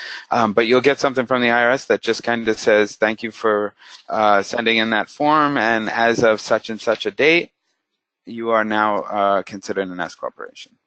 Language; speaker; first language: English; native; English